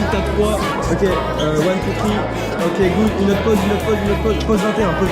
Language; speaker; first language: French; native; French